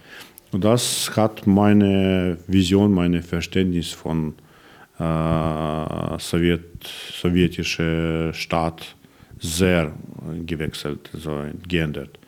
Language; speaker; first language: German; non-native, learner; Russian